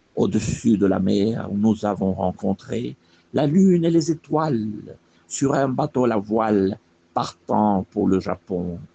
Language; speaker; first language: French; non-native, fluent; Spanish